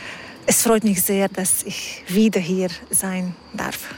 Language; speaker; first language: German; non-native, fluent; Hungarian